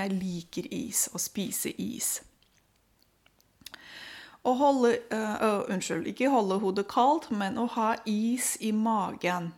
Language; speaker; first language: Norwegian; non-native, fluent; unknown